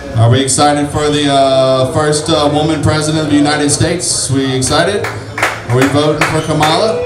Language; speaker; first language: English; native; English